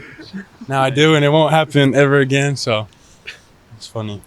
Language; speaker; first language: English; native; English